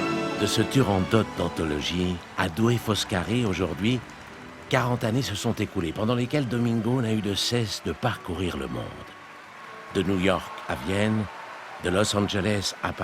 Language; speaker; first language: French; native; French